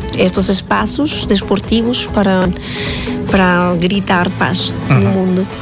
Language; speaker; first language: Portuguese; non-native, fluent; Spanish